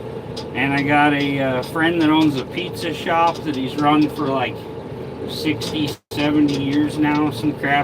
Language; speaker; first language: English; native; English